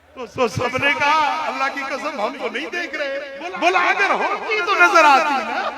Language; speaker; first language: Urdu; non-native, local second language; Sindhi